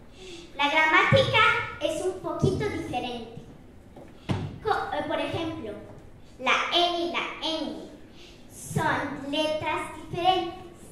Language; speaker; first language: Spanish; non-native, learner; Arabic